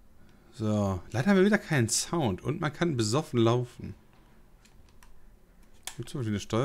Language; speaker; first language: German; native; German